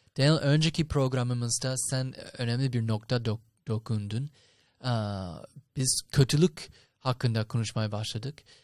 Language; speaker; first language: Turkish; non-native, fluent; English